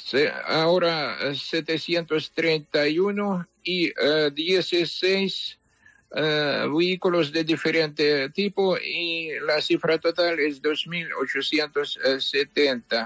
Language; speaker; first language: Spanish; non-native, fluent; Ukrainian